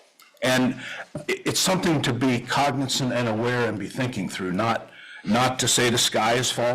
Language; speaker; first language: English; native; English